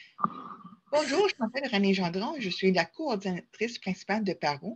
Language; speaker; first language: French; native; French